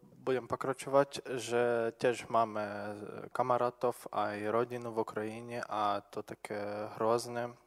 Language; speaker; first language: Slovak; non-native, local second language; Ukrainian